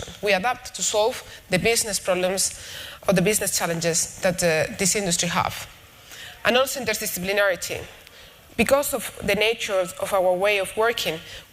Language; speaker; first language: English; non-native, fluent; Spanish